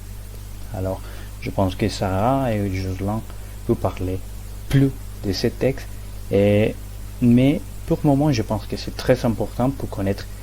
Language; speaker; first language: French; non-native, learner; Spanish